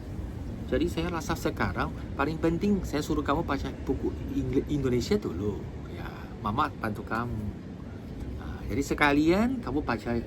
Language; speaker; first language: Indonesian; non-native, fluent; Chinese